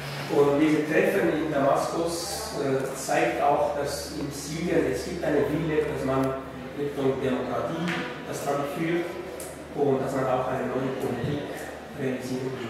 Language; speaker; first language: German; non-native, fluent; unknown